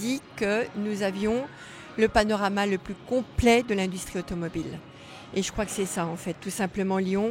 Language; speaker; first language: French; native; French